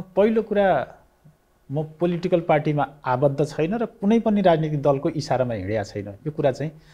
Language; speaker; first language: Nepali; native; Nepali